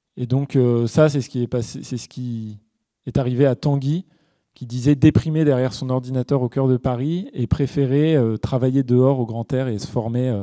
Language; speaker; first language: French; native; French